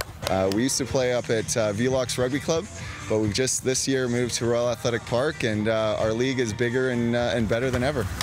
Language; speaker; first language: English; native; English